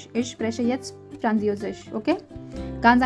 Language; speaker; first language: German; non-native, fluent; Hindi